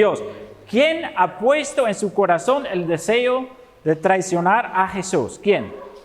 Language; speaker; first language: Spanish; non-native, fluent; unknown